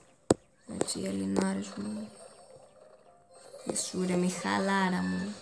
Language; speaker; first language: Greek; early bilingual, heritage; Greek